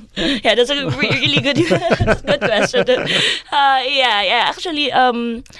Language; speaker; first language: English; non-native, local second language; Filipino